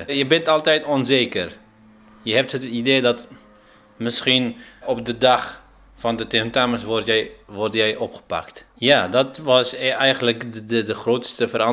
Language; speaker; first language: Dutch; non-native, fluent; Arabic